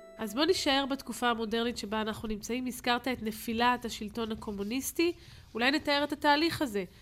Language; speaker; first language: Hebrew; native; Hebrew